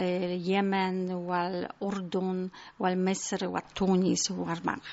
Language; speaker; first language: Arabic; non-native, fluent; Polish